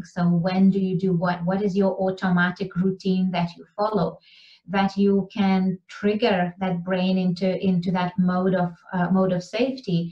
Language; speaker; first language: English; non-native, fluent; Lithuanian